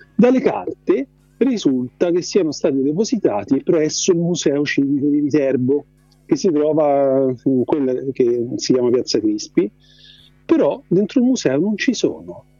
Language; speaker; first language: Italian; native; Italian